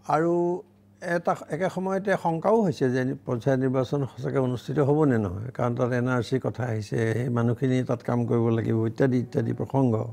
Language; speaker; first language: Assamese; native; Assamese